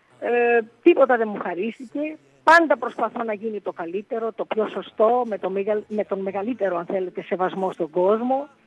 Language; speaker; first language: Greek; early bilingual, heritage; Greek